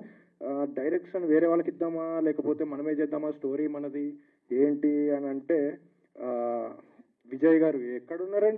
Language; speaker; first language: Telugu; native; Telugu